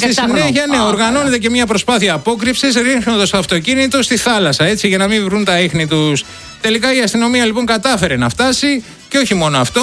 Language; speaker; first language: Greek; native; Greek